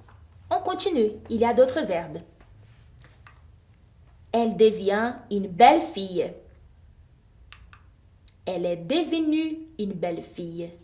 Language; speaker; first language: French; non-native, fluent; Portuguese